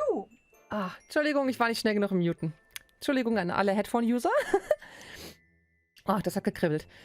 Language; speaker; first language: German; native; German